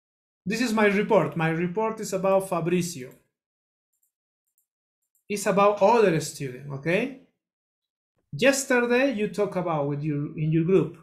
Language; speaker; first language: English; non-native, learner; Spanish